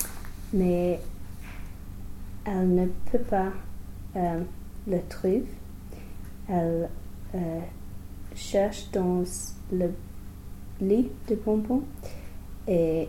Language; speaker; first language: French; non-native, learner; English